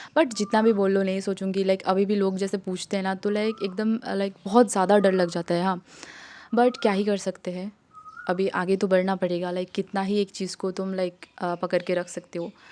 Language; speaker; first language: Hindi; non-native, local second language; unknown